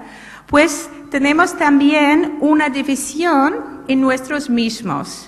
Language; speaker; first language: Spanish; non-native, fluent; English